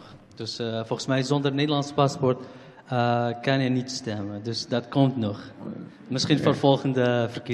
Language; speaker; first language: Dutch; non-native, fluent; Kurdish